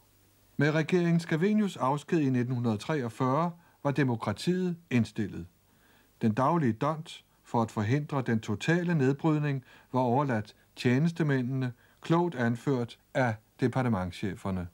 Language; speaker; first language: Danish; native; Danish